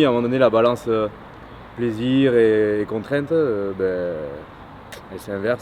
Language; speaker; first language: French; native; French